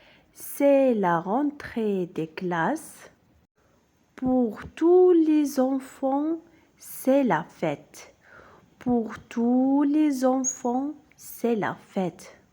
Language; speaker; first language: French; non-native, local second language; Arabic